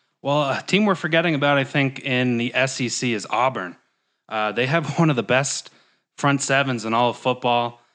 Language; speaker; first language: English; native; English